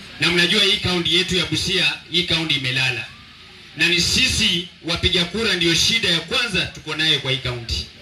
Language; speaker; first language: Swahili; non-native, local second language; Luyia